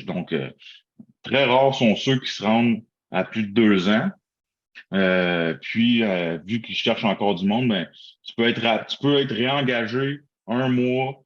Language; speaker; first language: French; native; French